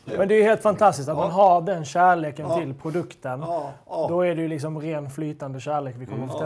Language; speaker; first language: Swedish; native; Swedish